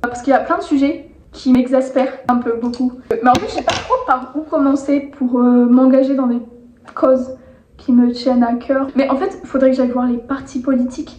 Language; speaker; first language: French; native; French